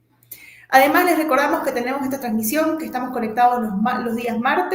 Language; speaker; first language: Spanish; native; Spanish